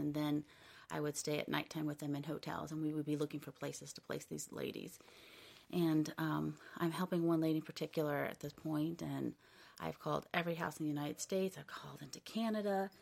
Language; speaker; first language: English; native; English